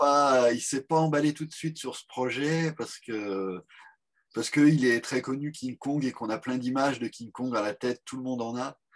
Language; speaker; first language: French; native; French